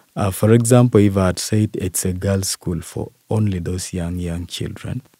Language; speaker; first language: English; non-native, local second language; Kalenjin